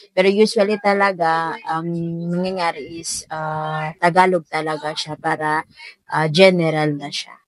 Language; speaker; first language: Filipino; non-native, local second language; Maranao